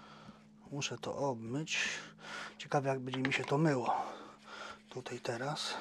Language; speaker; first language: Polish; native; Polish